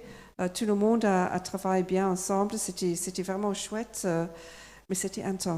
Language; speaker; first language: French; non-native, fluent; English